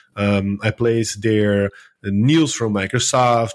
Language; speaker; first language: English; non-native, fluent; Portuguese